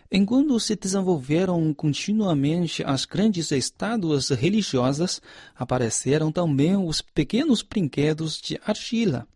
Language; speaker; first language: Portuguese; non-native, fluent; Chinese